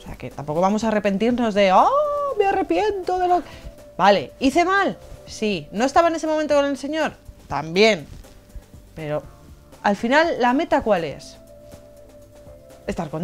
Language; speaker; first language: Spanish; native; Spanish